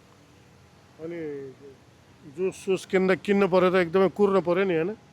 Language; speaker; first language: Nepali; native; Nepali